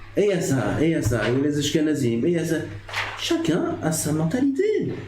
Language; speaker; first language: French; native; French